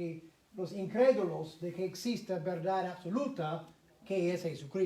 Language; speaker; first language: Spanish; non-native, fluent; English